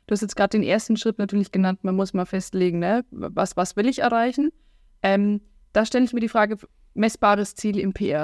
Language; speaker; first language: German; native; German